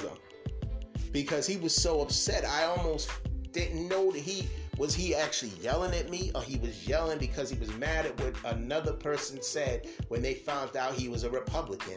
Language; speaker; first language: English; native; English